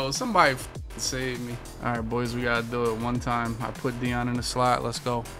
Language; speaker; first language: English; native; English